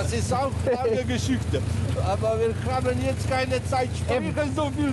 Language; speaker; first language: German; non-native, learner; Slovenian